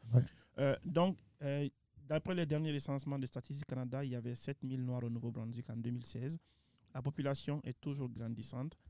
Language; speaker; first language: French; non-native, local second language; Fula